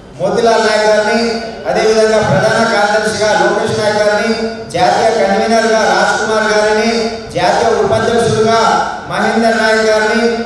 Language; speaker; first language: Telugu; non-native, local second language; Lambadi